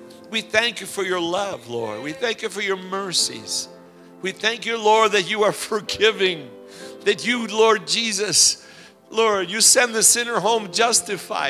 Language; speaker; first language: English; early bilingual, other home language; Ukrainian